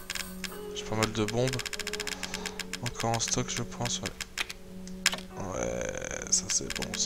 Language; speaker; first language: French; native; French